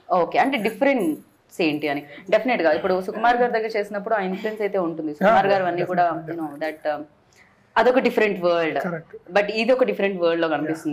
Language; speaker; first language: Telugu; native; Telugu